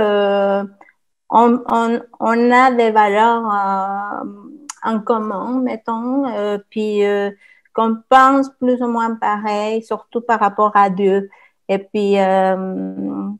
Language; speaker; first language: French; non-native, fluent; Spanish